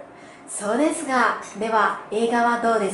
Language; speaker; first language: Japanese; non-native, learner; Korean